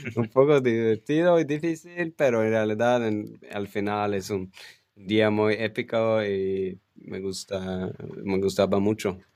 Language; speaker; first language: Spanish; non-native, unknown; Finnish